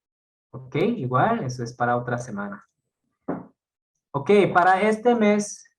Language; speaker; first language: Spanish; non-native, fluent; Korean